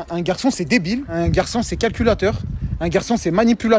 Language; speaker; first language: French; native; French